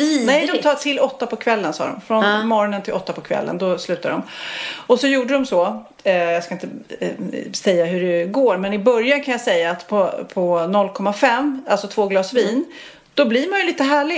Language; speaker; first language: Swedish; native; Swedish